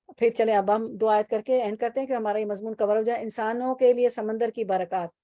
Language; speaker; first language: Urdu; native; Urdu